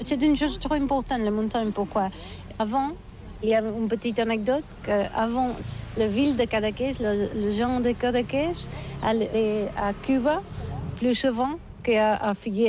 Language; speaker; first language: French; non-native, learner; Catalan